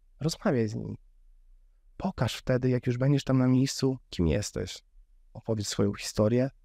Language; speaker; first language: Polish; native; Polish